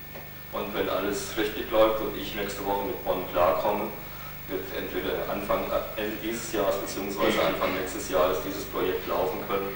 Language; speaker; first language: German; native; German